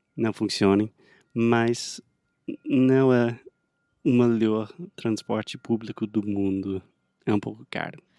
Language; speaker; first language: Portuguese; non-native, fluent; English